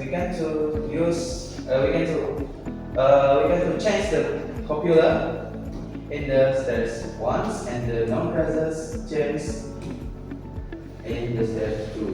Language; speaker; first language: English; non-native, learner; Indonesian